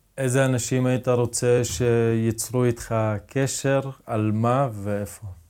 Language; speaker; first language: Hebrew; non-native, local second language; Arabic